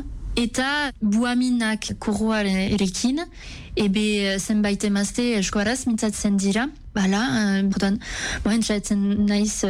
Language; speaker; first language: Basque; non-native, local second language; French